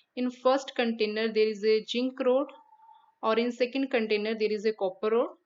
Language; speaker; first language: English; non-native, local second language; Punjabi